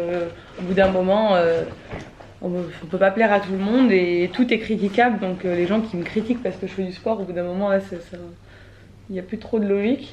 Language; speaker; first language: French; native; French